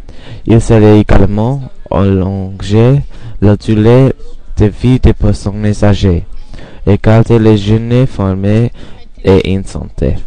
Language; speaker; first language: French; non-native, learner; English